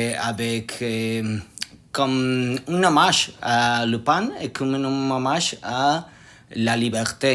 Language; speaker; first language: French; non-native, learner; Spanish